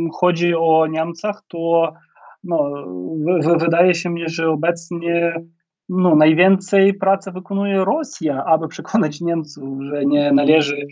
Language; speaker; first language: Polish; non-native, fluent; Ukrainian